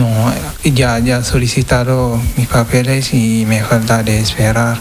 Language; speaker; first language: Spanish; non-native, learner; Wolof